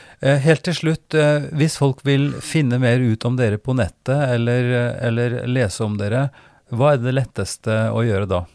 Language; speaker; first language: Norwegian; native; Norwegian